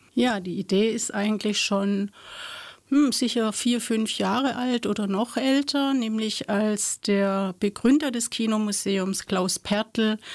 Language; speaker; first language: German; native; German